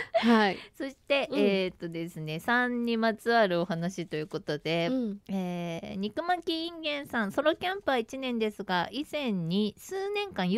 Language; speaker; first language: Japanese; native; Japanese